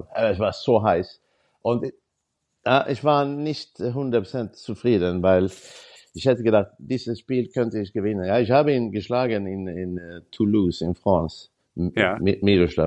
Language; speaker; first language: German; non-native, learner; Swedish